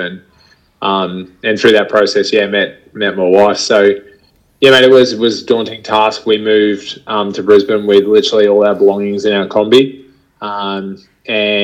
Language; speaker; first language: English; native; English